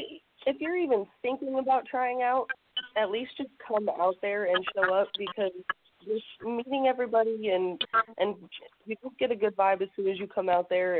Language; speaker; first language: English; native; English